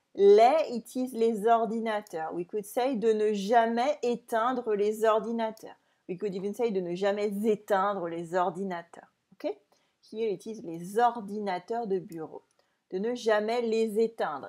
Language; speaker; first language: French; native; French